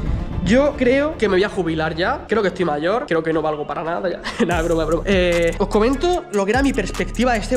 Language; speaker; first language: Spanish; native; Spanish